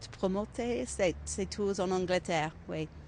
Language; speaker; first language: French; non-native, fluent; English